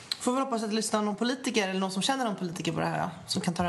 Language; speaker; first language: Swedish; native; Swedish